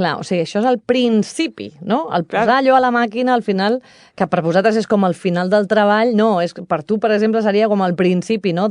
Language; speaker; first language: Catalan; native; Catalan